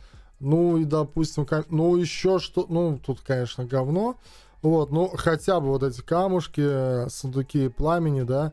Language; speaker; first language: Russian; native; Russian